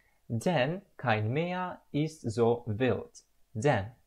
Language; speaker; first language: German; non-native, learner; Russian